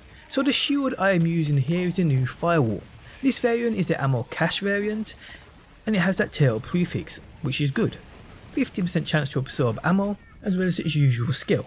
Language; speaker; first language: English; native; English